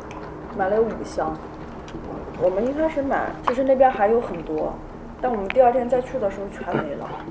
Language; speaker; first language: Chinese; native; Chinese